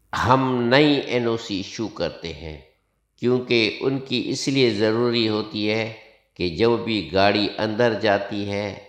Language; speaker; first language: Urdu; non-native, local second language; Sindhi